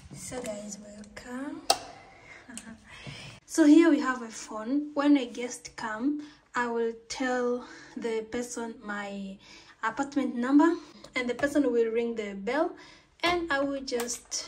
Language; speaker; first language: English; non-native, local second language; Swahili